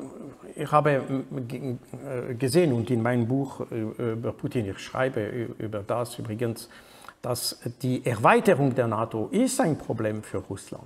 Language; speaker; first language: German; non-native, fluent; French